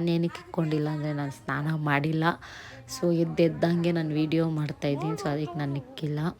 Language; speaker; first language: Kannada; non-native, local second language; Nepali